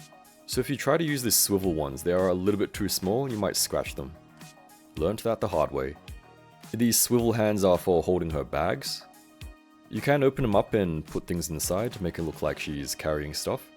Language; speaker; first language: English; native; English